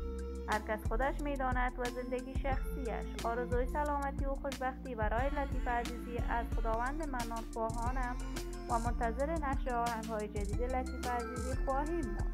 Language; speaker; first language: Persian; native; Persian